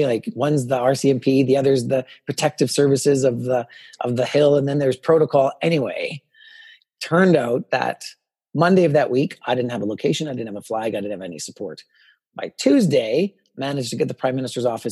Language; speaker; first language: English; native; English